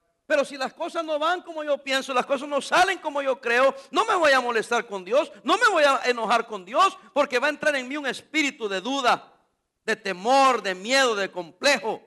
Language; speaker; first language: Spanish; native; Spanish